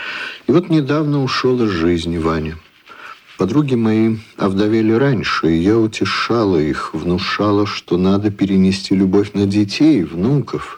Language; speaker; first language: Russian; native; Russian